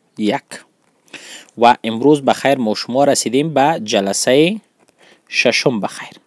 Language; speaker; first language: Persian; non-native, local second language; Pashto